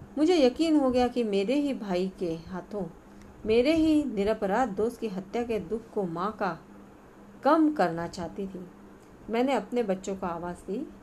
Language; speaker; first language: Hindi; non-native, local second language; Marathi